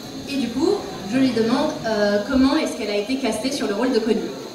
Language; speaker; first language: French; native; French